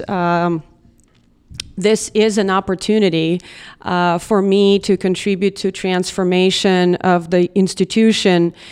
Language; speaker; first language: English; non-native, fluent; Russian